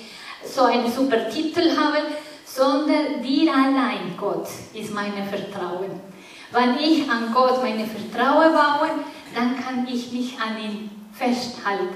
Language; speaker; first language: German; non-native, fluent; Spanish